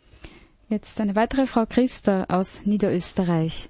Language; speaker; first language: German; native; German